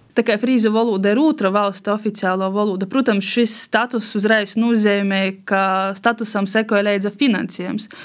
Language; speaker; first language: Latvian; native; Latvian